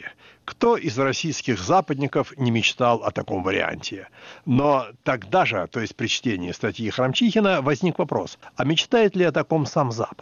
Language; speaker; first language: Russian; native; Russian